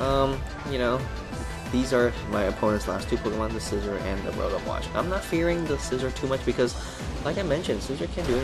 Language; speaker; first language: English; native; English